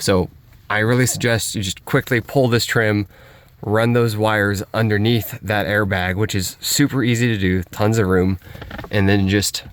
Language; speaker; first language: English; native; English